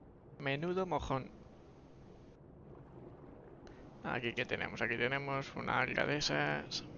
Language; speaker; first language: Spanish; native; Spanish